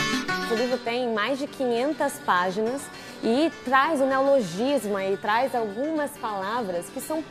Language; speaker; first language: Portuguese; native; Portuguese